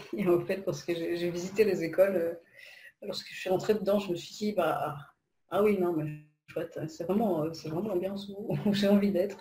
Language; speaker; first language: French; non-native, fluent; Polish